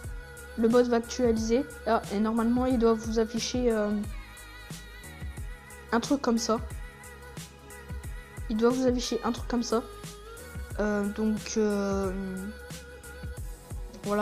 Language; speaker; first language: French; native; French